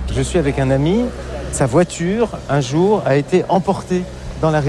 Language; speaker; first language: French; native; French